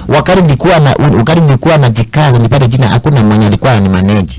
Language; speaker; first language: Swahili; non-native, local second language; Kamba